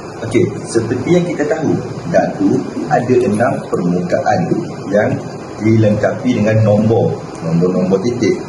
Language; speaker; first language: Malay; native; Malay